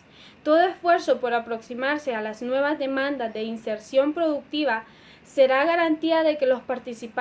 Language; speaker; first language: Spanish; native; Spanish